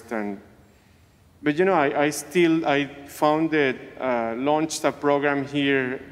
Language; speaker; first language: English; non-native, fluent; Spanish